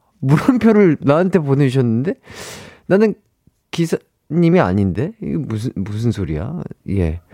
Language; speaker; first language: Korean; native; Korean